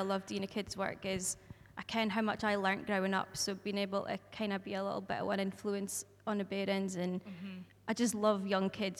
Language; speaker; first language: English; native; English